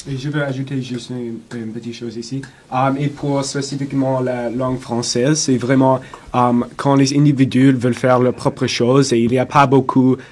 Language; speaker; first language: French; non-native, local second language; English